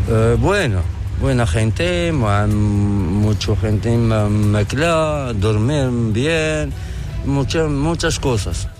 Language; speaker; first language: Spanish; non-native, learner; Arabic